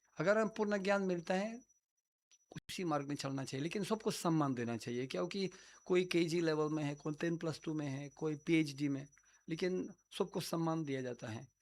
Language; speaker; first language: Hindi; non-native, fluent; Russian